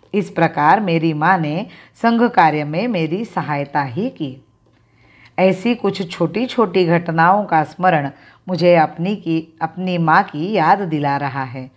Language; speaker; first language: Hindi; non-native, local second language; Marathi